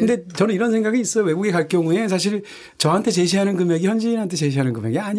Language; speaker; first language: Korean; native; Korean